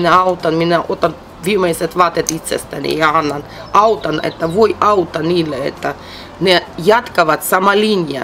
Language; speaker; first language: Finnish; non-native, learner; Ukrainian